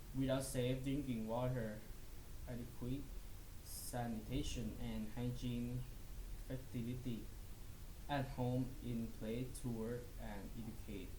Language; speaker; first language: English; non-native, learner; Thai